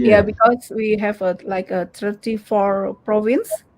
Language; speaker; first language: English; non-native, learner; Indonesian